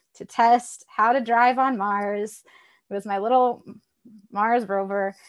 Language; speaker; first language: English; native; English